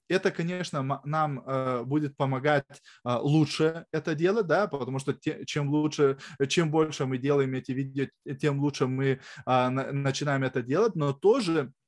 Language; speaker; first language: Russian; non-native, fluent; Lithuanian